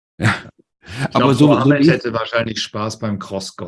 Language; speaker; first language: German; native; German